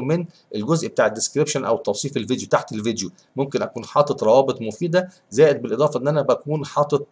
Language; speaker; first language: Arabic; native; Arabic